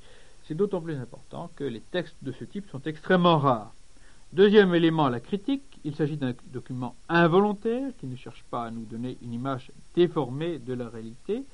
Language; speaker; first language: French; native; French